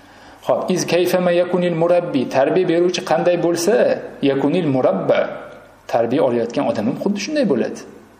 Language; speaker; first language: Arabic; non-native, fluent; Uzbek